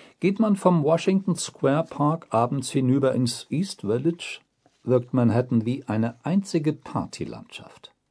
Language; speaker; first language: German; native; German